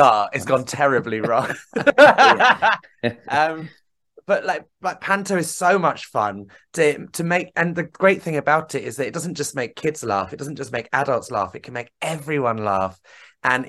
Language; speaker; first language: English; native; English